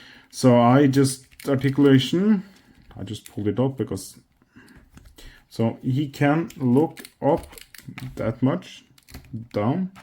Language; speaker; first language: English; non-native, fluent; Norwegian